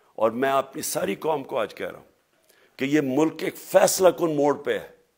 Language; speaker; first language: Urdu; native; Urdu